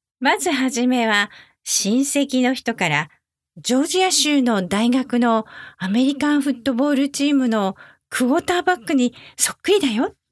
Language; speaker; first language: Japanese; native; Japanese